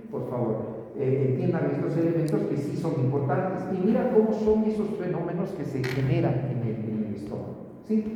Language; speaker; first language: Spanish; native; Spanish